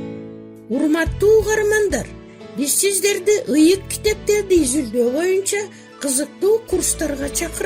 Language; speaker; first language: Kyrgyz; native; Kyrgyz